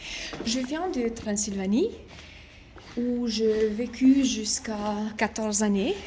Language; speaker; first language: French; non-native, fluent; Romanian